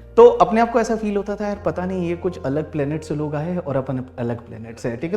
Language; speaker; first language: Hindi; native; Hindi